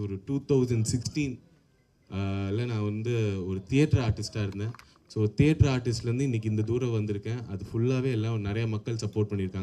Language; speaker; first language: Tamil; native; Tamil